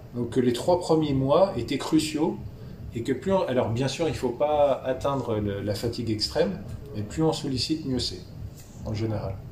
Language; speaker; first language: French; early bilingual, other home language; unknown